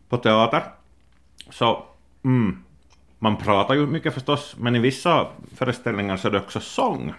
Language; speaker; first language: Swedish; native; Swedish